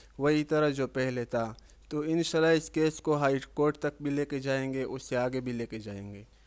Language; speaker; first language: Urdu; non-native, local second language; Pashto